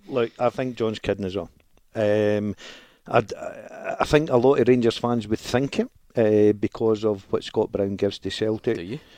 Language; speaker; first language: English; native; English